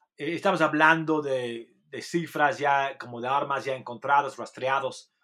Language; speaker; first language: Spanish; non-native, fluent; English